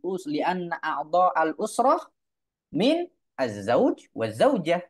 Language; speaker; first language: Arabic; non-native, fluent; Indonesian